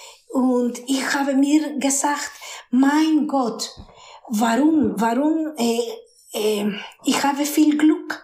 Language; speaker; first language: German; non-native, learner; Spanish